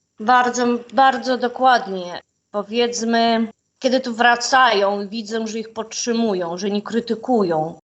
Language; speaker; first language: Polish; non-native, fluent; Ukrainian